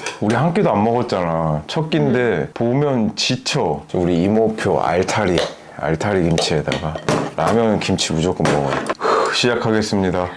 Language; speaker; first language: Korean; native; Korean